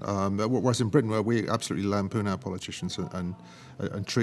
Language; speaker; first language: English; native; English